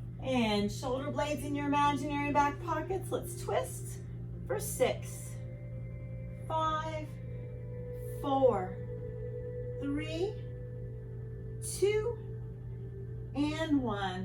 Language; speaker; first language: English; native; English